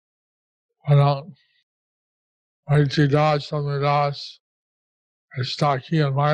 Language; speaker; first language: Spanish; non-native, learner; English